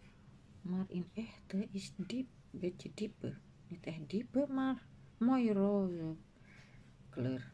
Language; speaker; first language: Dutch; non-native, learner; Indonesian